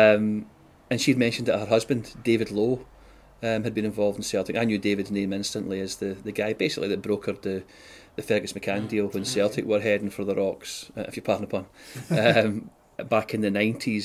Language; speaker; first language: English; native; English